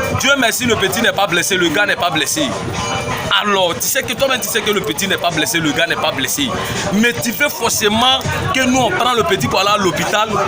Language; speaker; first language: French; non-native, local second language; Bambara